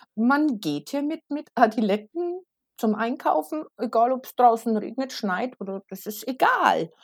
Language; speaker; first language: German; native; German